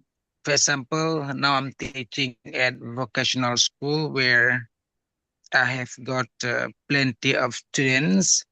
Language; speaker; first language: English; non-native, fluent; Indonesian